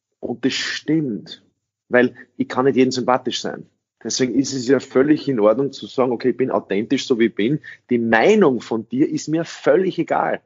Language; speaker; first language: German; early bilingual, other home language; English